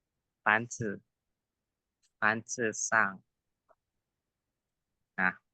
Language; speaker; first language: Chinese; non-native, learner; Indonesian